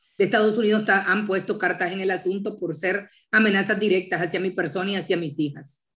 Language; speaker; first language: Spanish; native; Spanish